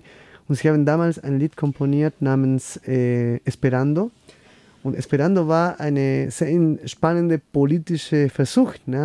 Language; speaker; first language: German; non-native, fluent; Spanish